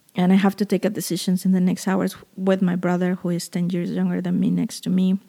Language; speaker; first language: English; non-native, fluent; Spanish